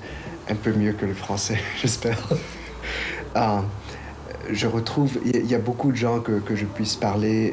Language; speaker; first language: French; non-native, fluent; Chinese